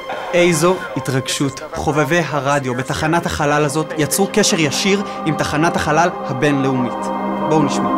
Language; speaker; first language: Hebrew; native; Hebrew